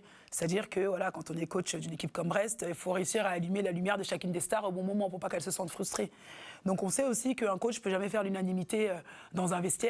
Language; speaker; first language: French; native; French